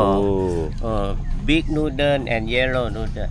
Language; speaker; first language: English; non-native, learner; Thai